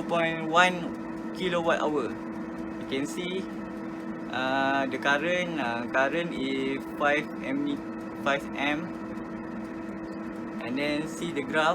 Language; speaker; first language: English; non-native, local second language; Malay